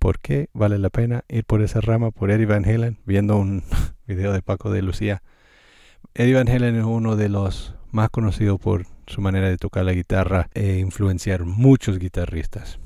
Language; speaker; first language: Spanish; non-native, fluent; English